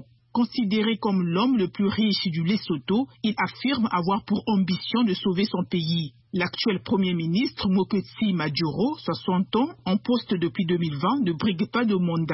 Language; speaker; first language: French; native; French